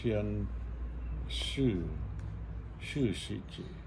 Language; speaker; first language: Chinese; non-native, learner; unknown